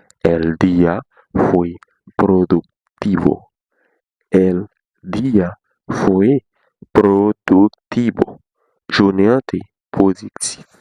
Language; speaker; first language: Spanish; non-native, fluent; Haitian Creole